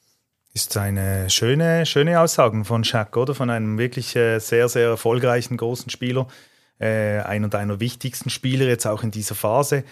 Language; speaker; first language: German; native; German